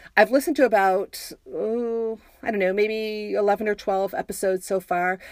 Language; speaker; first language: English; native; English